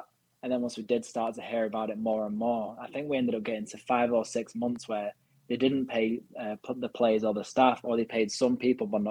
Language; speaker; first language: English; native; English